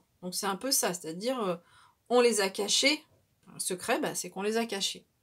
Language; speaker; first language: French; native; French